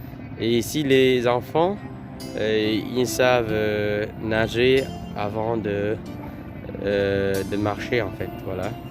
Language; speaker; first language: French; non-native, fluent; Vietnamese